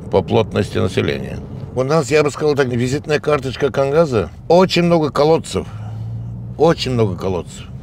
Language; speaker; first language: Russian; non-native, local second language; Gagauz